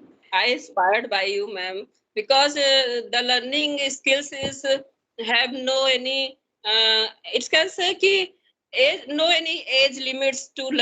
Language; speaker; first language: English; non-native, learner; Hindi